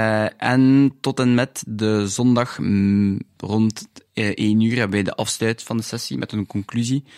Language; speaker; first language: Dutch; non-native, local second language; French